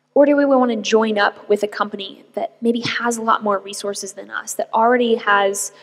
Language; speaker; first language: English; native; English